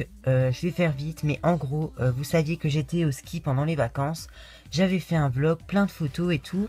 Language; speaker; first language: French; native; French